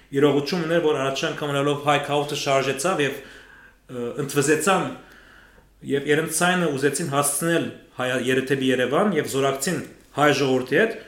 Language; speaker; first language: Armenian; early bilingual, heritage; Armenian